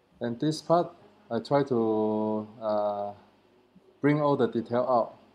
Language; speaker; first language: English; non-native, learner; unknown